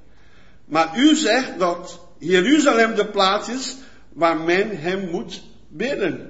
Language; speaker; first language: Dutch; non-native, fluent; Portuguese